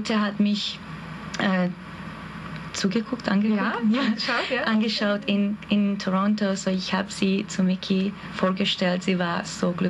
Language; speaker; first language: German; non-native, fluent; Hungarian